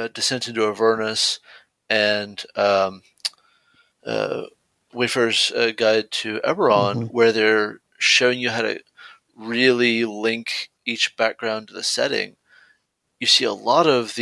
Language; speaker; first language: English; native; English